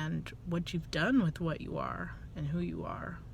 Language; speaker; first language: English; native; English